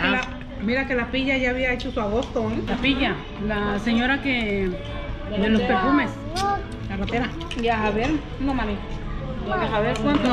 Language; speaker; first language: Spanish; native; Spanish